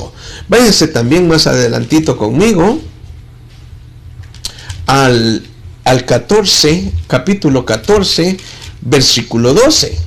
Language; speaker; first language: Spanish; native; Spanish